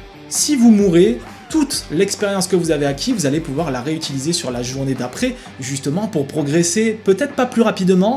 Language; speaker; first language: French; native; French